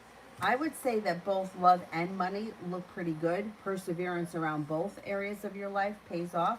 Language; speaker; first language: English; native; English